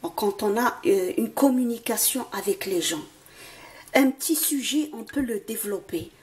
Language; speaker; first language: French; non-native, local second language; Arabic